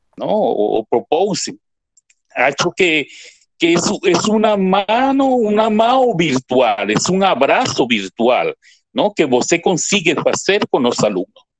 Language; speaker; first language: Portuguese; non-native, fluent; Spanish